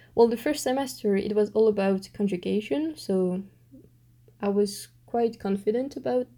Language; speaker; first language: English; non-native, fluent; French